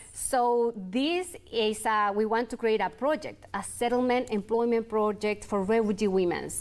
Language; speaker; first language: English; non-native, fluent; Spanish